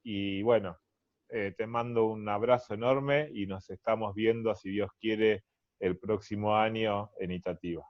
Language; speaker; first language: Spanish; native; Spanish